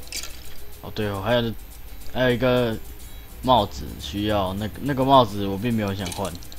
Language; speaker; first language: Chinese; native; Chinese